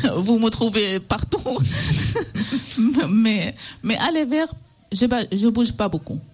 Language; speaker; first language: French; non-native, learner; Arabic